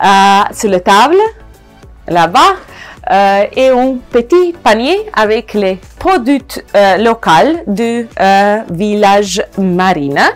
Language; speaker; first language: French; non-native, learner; Croatian